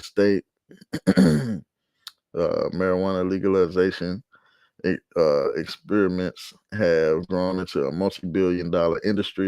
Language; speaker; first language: English; native; English